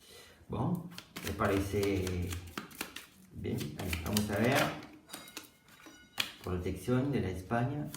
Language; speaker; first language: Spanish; non-native, learner; French